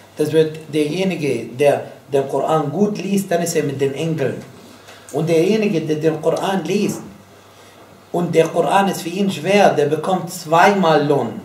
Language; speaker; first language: German; non-native, fluent; Arabic